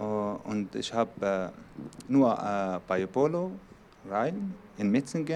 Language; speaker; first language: German; non-native, learner; Arabic